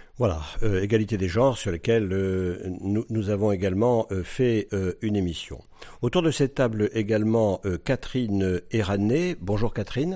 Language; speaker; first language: French; native; French